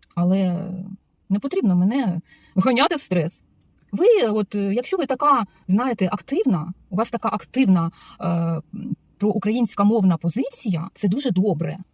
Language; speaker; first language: Ukrainian; non-native, local second language; Russian